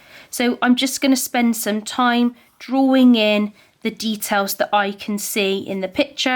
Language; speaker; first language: English; native; English